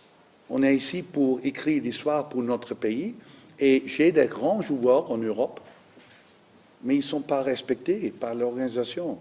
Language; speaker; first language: French; non-native, learner; Dutch